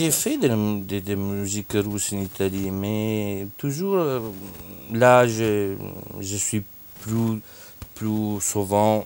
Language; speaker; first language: French; non-native, fluent; Italian